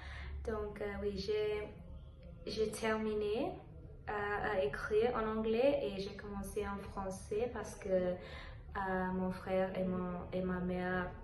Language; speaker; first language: French; non-native, learner; Telugu